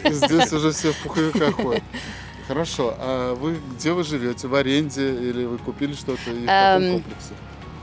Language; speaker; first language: Russian; native; Russian